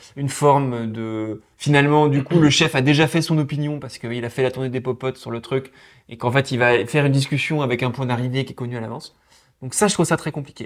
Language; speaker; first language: French; native; French